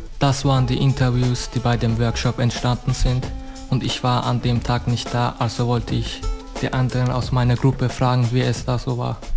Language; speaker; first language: German; native; German